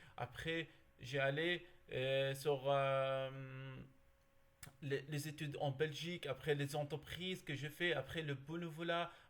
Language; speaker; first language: French; non-native, learner; Arabic